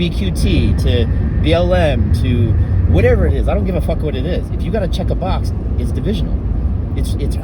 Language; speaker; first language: English; native; English